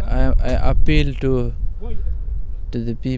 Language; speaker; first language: English; non-native, learner; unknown